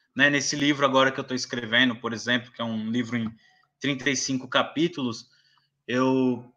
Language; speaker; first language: Portuguese; native; Portuguese